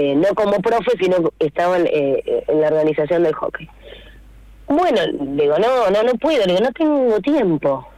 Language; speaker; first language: Spanish; native; Spanish